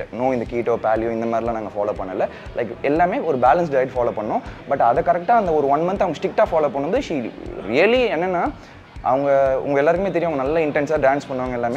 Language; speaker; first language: Tamil; native; Tamil